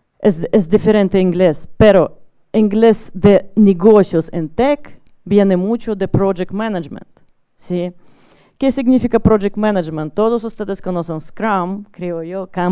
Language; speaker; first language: Spanish; non-native, learner; Russian